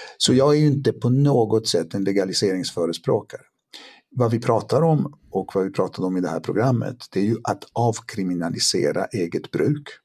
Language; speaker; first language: Swedish; early bilingual, other home language; Polish